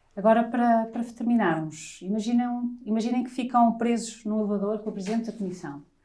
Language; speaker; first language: Portuguese; non-native, fluent; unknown